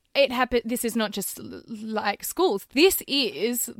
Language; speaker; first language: English; native; English